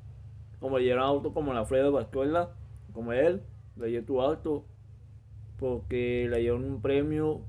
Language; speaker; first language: Spanish; non-native, local second language; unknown